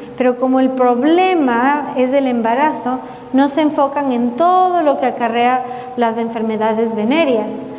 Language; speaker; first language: Spanish; early bilingual, heritage; Spanish